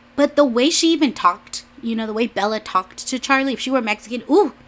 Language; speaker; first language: English; early bilingual, other home language; Spanish